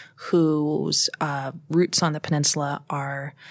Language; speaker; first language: English; native; English